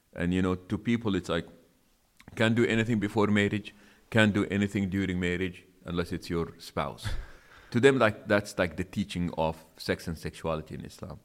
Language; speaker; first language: English; non-native, local second language; Arabic